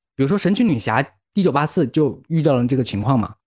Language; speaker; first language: Chinese; native; Chinese